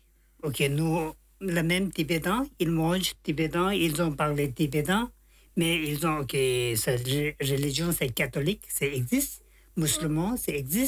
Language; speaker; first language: French; non-native, learner; Tibetan